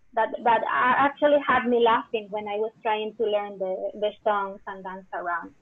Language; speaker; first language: English; non-native, fluent; Spanish